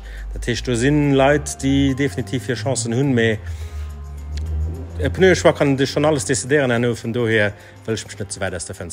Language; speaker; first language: German; non-native, local second language; Luxembourgish